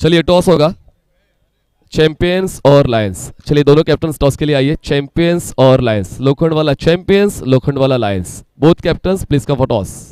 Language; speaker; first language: Hindi; non-native, local second language; Marathi